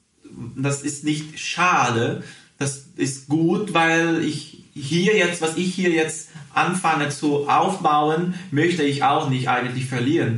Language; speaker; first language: German; early bilingual, heritage; Portuguese